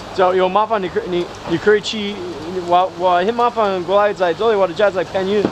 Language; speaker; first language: Chinese; non-native, learner; English